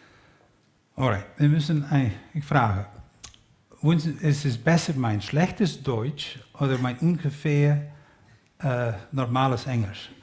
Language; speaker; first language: German; non-native, learner; Dutch